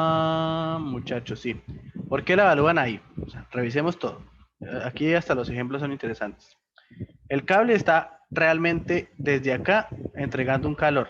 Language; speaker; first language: Spanish; native; Spanish